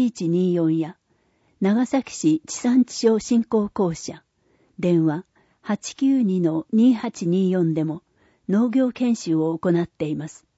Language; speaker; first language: Japanese; native; Japanese